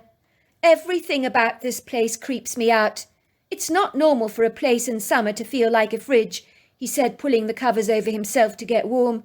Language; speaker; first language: English; native; English